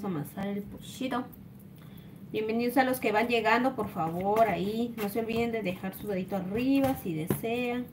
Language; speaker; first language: Spanish; native; Spanish